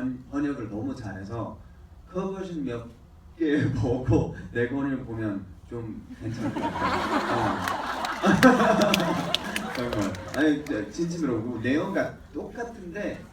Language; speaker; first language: Korean; early bilingual, heritage; English